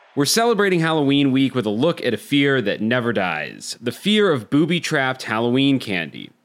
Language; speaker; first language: English; native; English